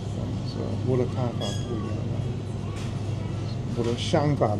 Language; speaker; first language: Chinese; non-native, fluent; English